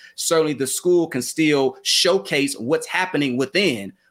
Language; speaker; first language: English; native; English